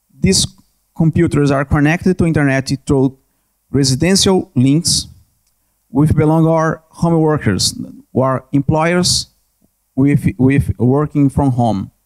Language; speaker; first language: English; non-native, learner; Portuguese